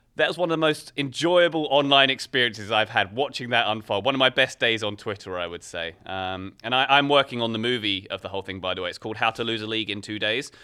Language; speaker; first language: English; native; English